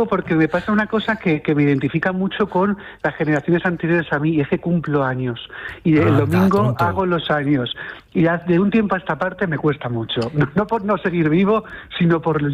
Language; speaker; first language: Spanish; native; Spanish